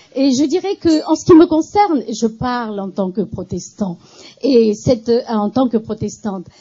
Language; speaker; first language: French; native; French